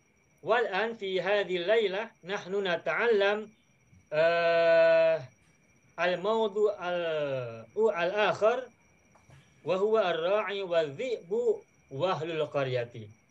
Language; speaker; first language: Arabic; non-native, fluent; Indonesian